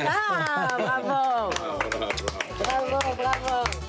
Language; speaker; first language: French; native; French